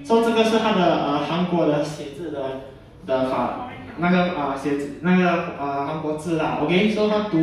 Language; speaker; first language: Chinese; non-native, local second language; English